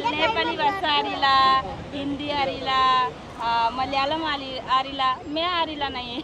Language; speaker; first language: Malayalam; non-native, learner; Nepali